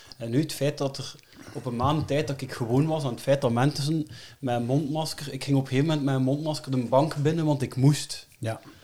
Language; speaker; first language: Dutch; native; Dutch